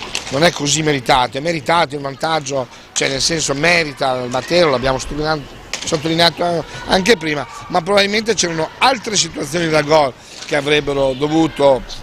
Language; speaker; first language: Italian; native; Italian